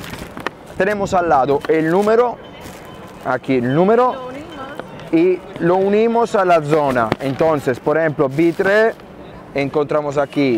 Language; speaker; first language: Spanish; non-native, fluent; Italian